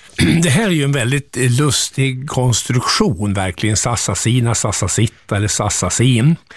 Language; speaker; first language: Swedish; native; Swedish